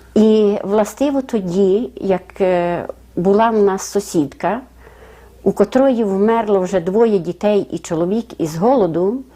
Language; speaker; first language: Ukrainian; native; Ukrainian